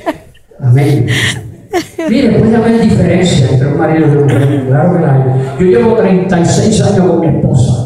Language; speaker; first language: Spanish; native; Spanish